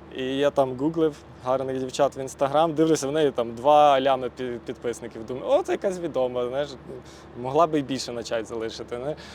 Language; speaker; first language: Ukrainian; native; Ukrainian